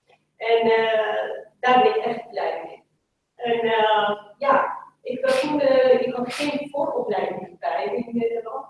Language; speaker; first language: Dutch; non-native, local second language; Persian